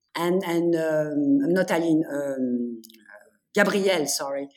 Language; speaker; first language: English; non-native, fluent; French